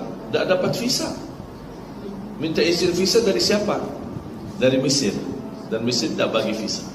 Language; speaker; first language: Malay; non-native, fluent; Arabic